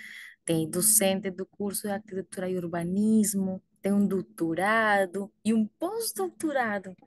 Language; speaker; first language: Portuguese; non-native, learner; Spanish